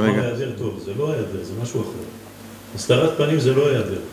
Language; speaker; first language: Hebrew; native; Hebrew